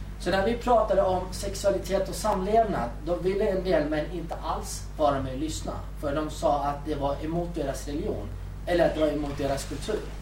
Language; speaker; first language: Swedish; early bilingual, other home language; Kurdish